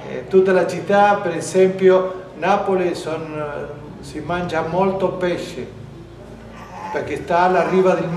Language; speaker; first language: Italian; non-native, learner; Spanish